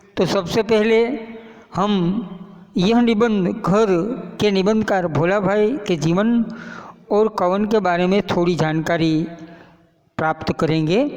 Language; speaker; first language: Hindi; non-native, local second language; Gujarati